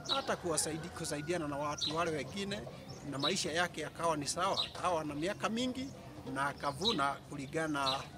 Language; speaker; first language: Swahili; non-native, local second language; Kikuyu